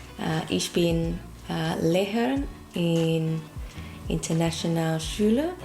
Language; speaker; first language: German; non-native, learner; English